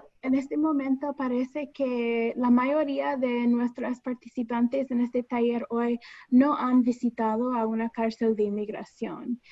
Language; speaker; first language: Spanish; non-native, fluent; English